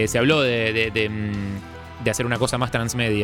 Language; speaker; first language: Spanish; native; Spanish